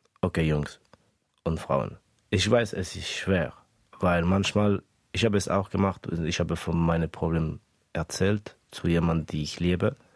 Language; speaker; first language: German; early bilingual, other home language; Estonian